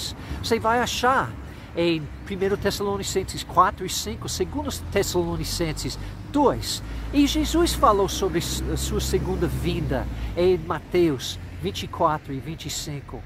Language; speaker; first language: Portuguese; non-native, fluent; English